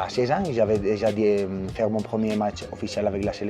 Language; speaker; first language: French; non-native, learner; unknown